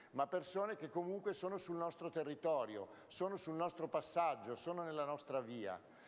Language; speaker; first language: Italian; native; Italian